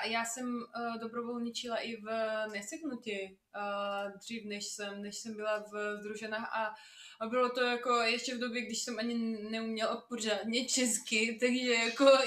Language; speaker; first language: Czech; non-native, fluent; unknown